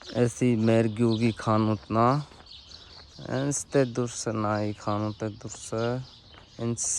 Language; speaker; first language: Armenian; non-native, learner; Hindi